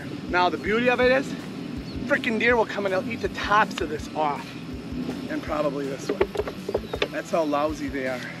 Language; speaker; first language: English; native; English